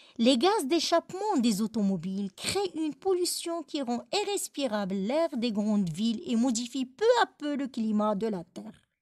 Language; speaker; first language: French; non-native, local second language; Arabic